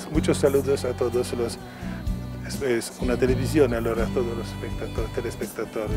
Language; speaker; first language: Spanish; non-native, fluent; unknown